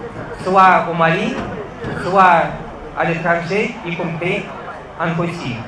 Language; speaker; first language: French; non-native, fluent; Russian